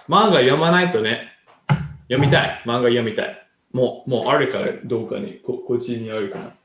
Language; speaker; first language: Japanese; non-native, learner; English